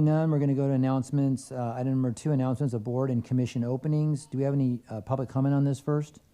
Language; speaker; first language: English; native; English